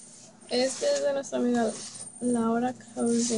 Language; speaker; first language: Spanish; early bilingual, heritage; Spanish